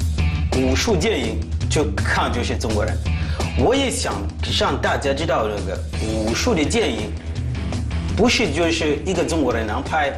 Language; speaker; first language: Chinese; non-native, fluent; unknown